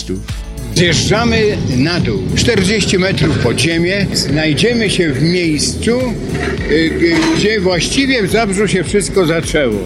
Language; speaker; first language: Polish; native; Polish